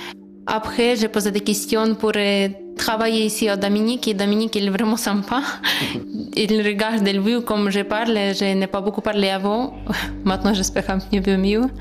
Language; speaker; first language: French; non-native, learner; Ukrainian